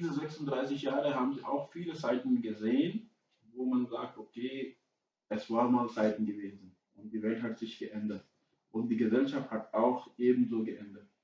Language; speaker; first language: German; non-native, fluent; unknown